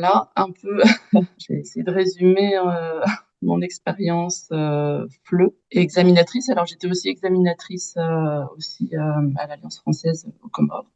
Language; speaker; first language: French; native; French